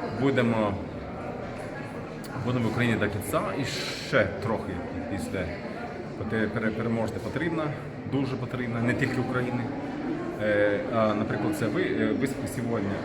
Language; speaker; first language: Ukrainian; non-native, learner; Lithuanian